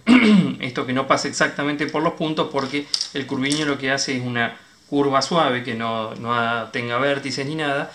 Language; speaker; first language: Spanish; native; Spanish